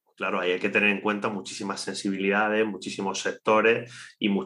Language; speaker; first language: Spanish; native; Spanish